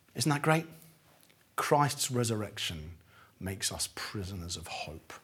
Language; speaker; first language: English; native; English